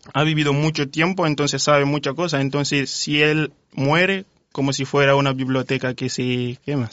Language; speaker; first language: Spanish; non-native, fluent; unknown